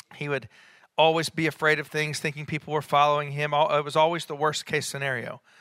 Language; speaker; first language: English; native; English